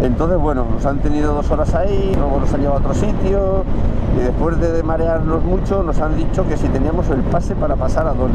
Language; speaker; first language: Spanish; native; Spanish